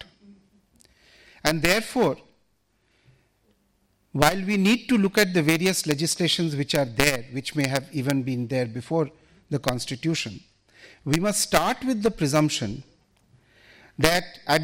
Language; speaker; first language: English; non-native, local second language; Bangla